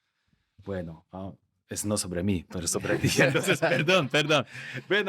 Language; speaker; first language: Spanish; non-native, fluent; Slovak